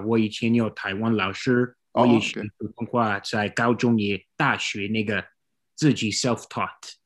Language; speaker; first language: Chinese; non-native, learner; English